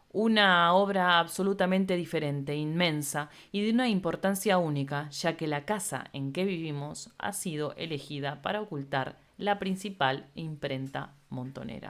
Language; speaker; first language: Spanish; native; Spanish